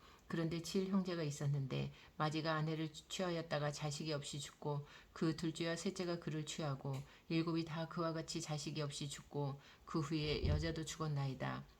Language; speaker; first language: Korean; native; Korean